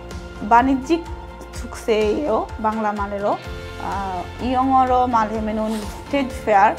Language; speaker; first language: Korean; non-native, learner; Bangla